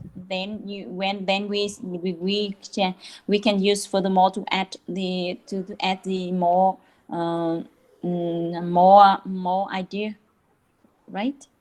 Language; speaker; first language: English; non-native, learner; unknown